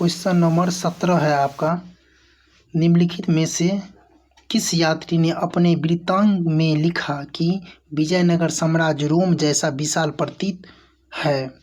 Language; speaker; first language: Hindi; native; Hindi